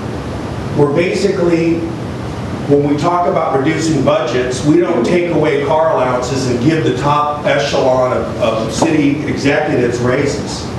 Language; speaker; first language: English; native; English